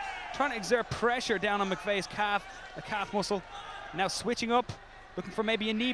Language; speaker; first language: English; native; English